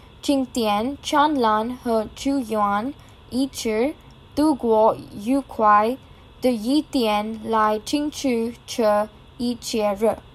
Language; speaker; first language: Chinese; non-native, learner; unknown